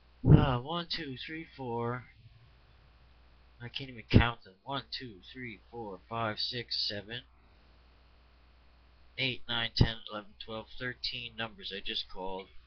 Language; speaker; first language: English; native; English